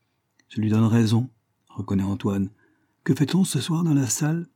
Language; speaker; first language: French; native; French